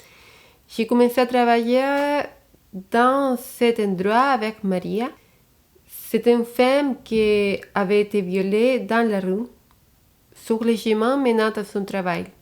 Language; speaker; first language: French; non-native, fluent; Spanish